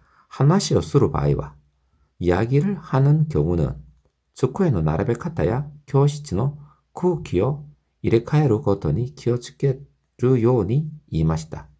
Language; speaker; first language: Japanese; non-native, fluent; Korean